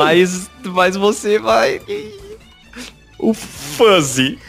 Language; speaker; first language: Portuguese; native; Portuguese